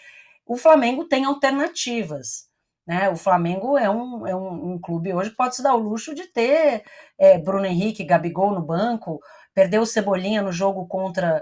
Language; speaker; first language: Portuguese; native; Portuguese